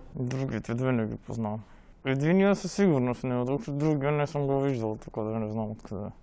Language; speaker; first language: Bulgarian; early bilingual, heritage; Macedonian